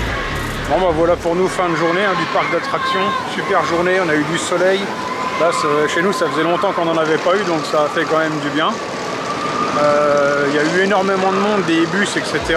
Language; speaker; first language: French; native; French